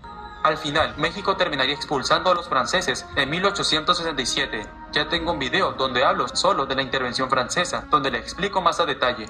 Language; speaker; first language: Spanish; native; Spanish